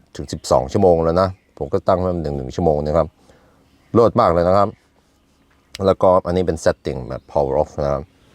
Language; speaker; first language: Thai; non-native, fluent; Norwegian